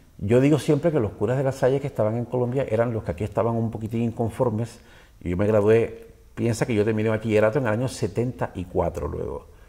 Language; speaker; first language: Spanish; native; Spanish